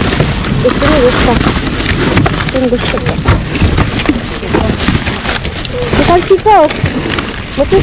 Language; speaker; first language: Spanish; non-native, learner; Filipino